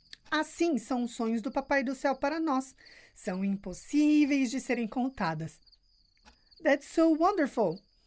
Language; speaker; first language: Portuguese; native; Portuguese